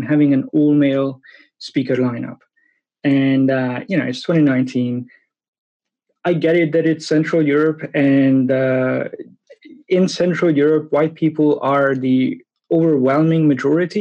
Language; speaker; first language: English; non-native, fluent; Hungarian